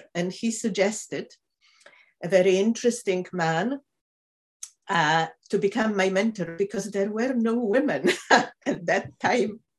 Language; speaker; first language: English; non-native, fluent; Polish